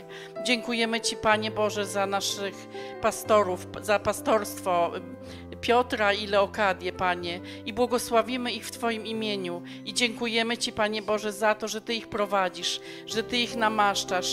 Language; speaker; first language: Polish; native; Polish